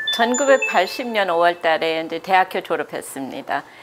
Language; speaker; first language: Korean; non-native, fluent; English